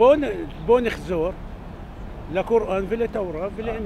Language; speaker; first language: Hebrew; non-native, local second language; Arabic